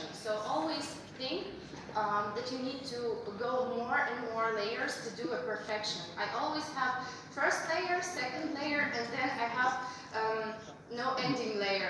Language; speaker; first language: English; non-native, fluent; Russian